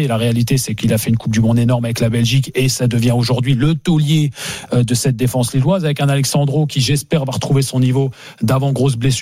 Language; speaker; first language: French; native; French